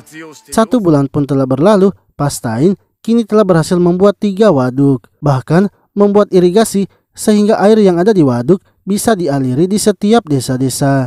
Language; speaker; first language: Indonesian; native; Indonesian